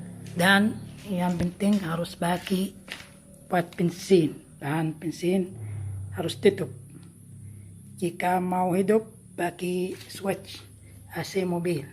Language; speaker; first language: Indonesian; non-native, learner; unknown